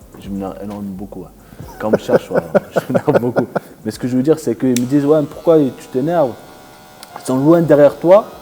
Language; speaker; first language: French; early bilingual, other home language; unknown